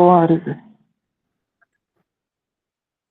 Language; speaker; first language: French; non-native, learner; Hindi